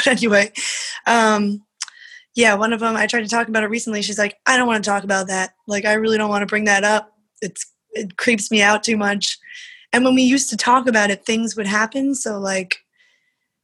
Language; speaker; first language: English; native; English